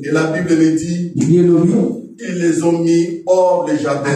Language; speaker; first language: French; non-native, local second language; Lingala